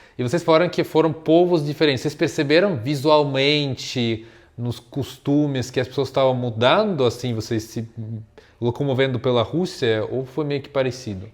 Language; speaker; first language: Portuguese; non-native, fluent; Russian